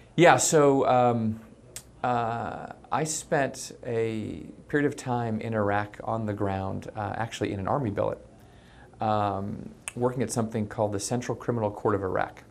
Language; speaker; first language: English; native; English